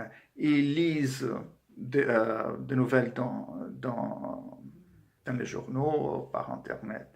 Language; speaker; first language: French; non-native, fluent; Portuguese